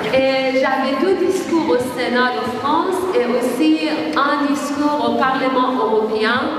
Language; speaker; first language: French; non-native, learner; Persian